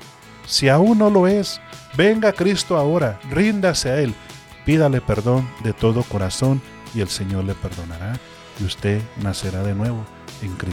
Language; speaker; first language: Spanish; native; Spanish